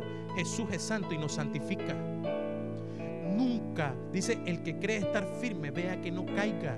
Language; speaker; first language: Spanish; native; Spanish